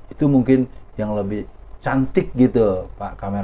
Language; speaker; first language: Indonesian; native; Indonesian